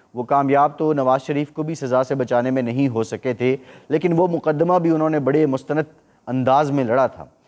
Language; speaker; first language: Urdu; native; Urdu